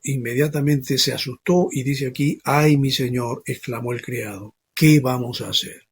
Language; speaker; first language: Spanish; native; Spanish